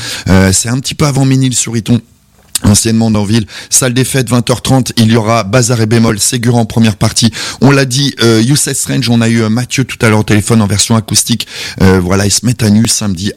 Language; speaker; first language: French; native; French